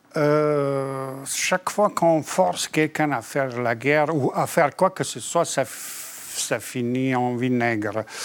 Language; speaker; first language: French; non-native, fluent; Bosnian